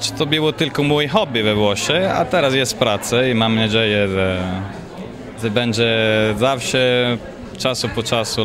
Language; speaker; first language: Polish; non-native, learner; Italian